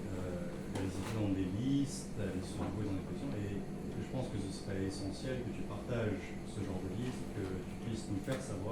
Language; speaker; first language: French; native; French